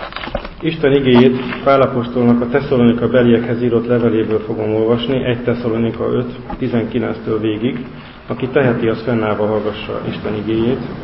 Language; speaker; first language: Hungarian; native; Hungarian